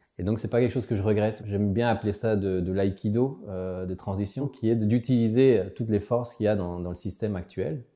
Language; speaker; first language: French; early bilingual, other home language; Spanish